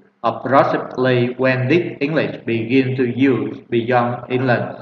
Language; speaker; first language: English; non-native, fluent; Vietnamese